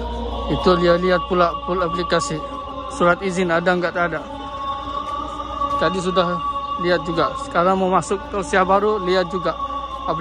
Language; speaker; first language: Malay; early bilingual, heritage; Malay